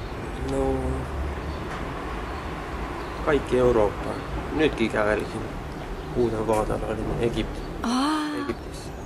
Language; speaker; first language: Finnish; non-native, learner; Estonian